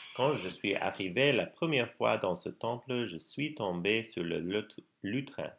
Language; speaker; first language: French; non-native, learner; English